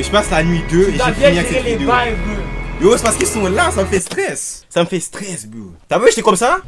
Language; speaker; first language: French; native; French